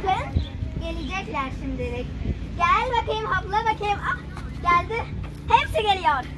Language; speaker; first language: Turkish; early bilingual, heritage; Turkish